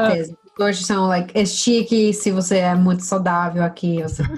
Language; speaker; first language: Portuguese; non-native, fluent; English